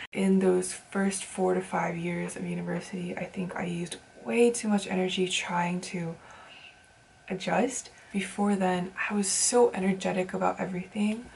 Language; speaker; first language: English; early bilingual, other home language; Korean